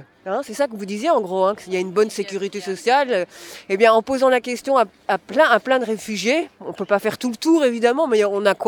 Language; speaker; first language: French; native; French